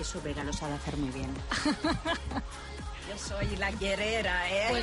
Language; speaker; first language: Spanish; non-native, learner; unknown